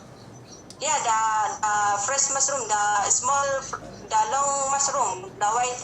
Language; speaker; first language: English; non-native, learner; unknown